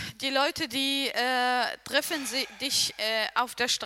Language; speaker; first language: German; non-native, learner; Arabic